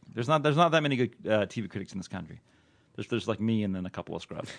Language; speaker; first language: English; non-native, fluent; Swedish